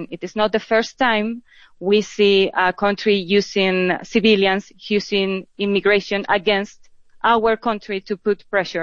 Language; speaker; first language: English; non-native, fluent; Spanish